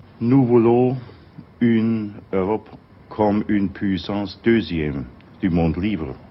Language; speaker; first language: French; non-native, fluent; German